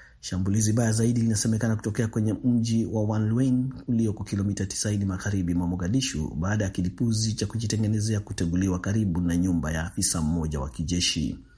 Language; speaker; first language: Swahili; non-native, local second language; Kikuyu